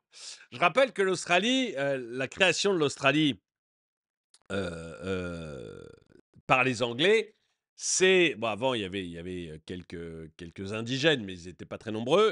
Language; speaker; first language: French; native; French